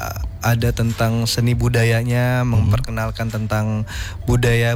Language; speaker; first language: Indonesian; native; Indonesian